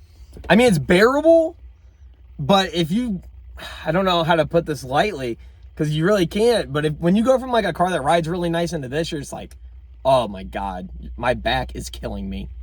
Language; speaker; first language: English; native; English